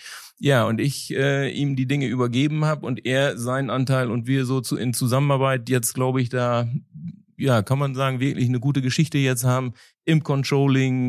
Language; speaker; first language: German; native; German